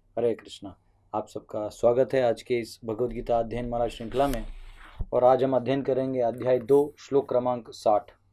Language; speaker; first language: Hindi; native; Hindi